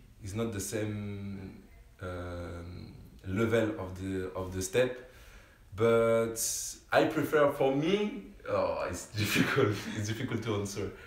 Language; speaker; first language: English; non-native, learner; French